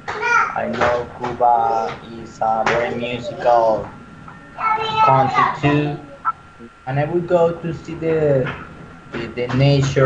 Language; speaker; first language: English; non-native, learner; Spanish